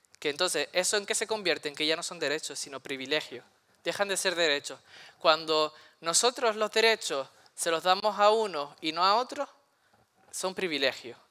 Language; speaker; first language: Spanish; native; Spanish